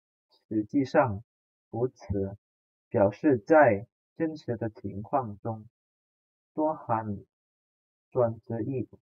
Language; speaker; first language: Chinese; non-native, fluent; Indonesian